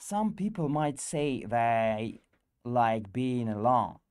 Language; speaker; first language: English; non-native, learner; Russian